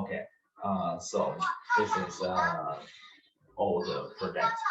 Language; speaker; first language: English; non-native, learner; Chinese